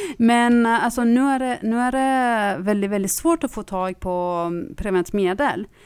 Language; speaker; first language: Swedish; non-native, fluent; Persian